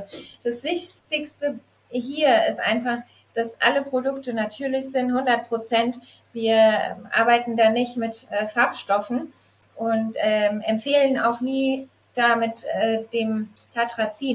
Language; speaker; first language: German; native; German